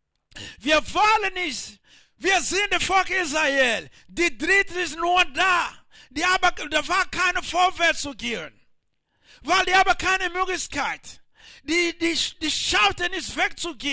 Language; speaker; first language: German; non-native, learner; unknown